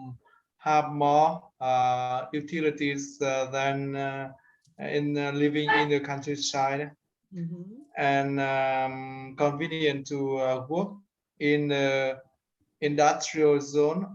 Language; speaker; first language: English; non-native, learner; Vietnamese